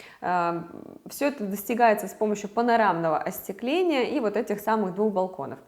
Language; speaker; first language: Russian; native; Russian